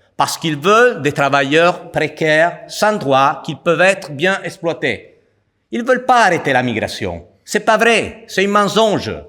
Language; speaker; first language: French; non-native, fluent; Italian